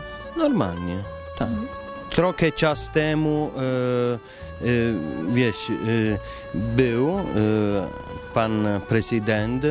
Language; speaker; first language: Polish; non-native, fluent; Italian